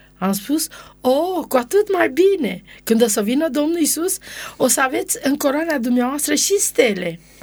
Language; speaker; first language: Romanian; non-native, local second language; Romany